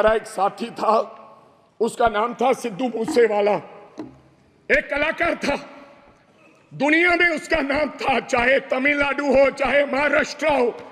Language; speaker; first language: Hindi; non-native, local second language; Punjabi